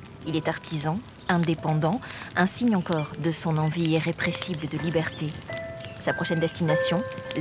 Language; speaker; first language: French; native; French